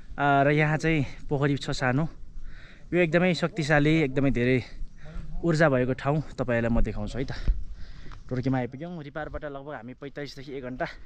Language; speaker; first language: Nepali; non-native, local second language; Sherpa